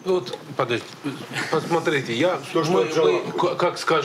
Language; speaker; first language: Russian; native; Russian